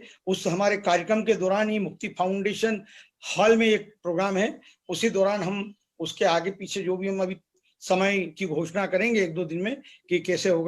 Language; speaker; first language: Hindi; native; Hindi